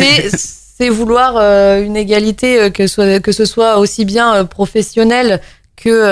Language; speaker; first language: French; native; French